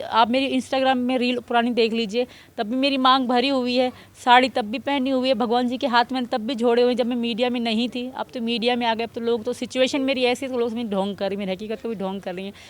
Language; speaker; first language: Urdu; non-native, local second language; Sindhi